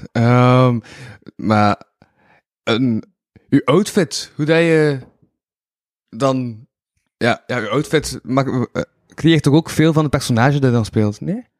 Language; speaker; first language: Dutch; native; Dutch